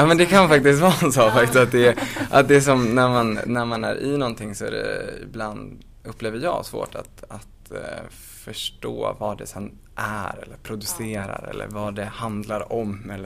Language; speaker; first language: Swedish; native; Swedish